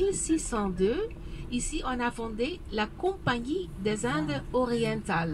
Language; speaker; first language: French; non-native, fluent; Dutch